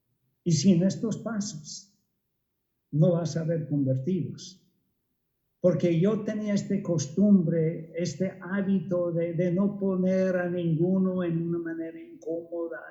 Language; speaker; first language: Spanish; non-native, fluent; English